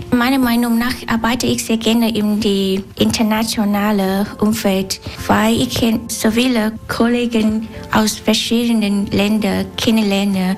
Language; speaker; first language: German; non-native, learner; Vietnamese